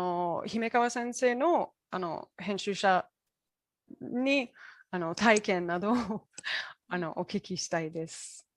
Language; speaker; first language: Japanese; non-native, fluent; English